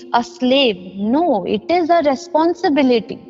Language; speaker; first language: Hindi; non-native, local second language; Assamese